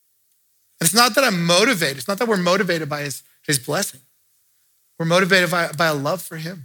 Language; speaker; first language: English; native; English